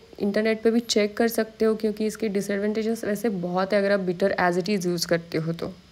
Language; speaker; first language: Hindi; non-native, local second language; Marathi